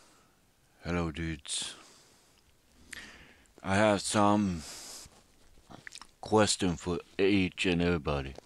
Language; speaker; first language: English; non-native, fluent; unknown